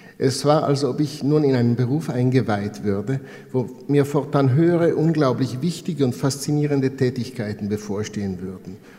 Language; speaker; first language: German; non-native, fluent; Italian